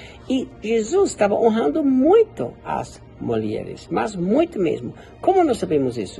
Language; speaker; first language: Portuguese; non-native, fluent; German